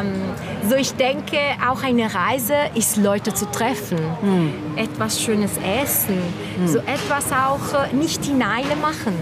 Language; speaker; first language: German; non-native, fluent; Italian